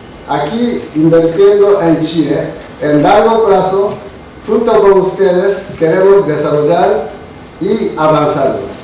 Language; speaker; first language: Spanish; non-native, fluent; Japanese